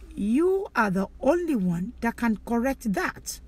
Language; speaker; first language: English; non-native, local second language; Yoruba